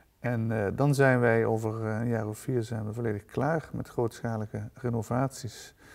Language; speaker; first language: Dutch; native; Dutch